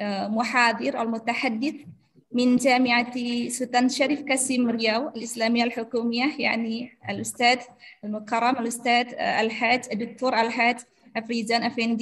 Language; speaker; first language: Arabic; non-native, fluent; Indonesian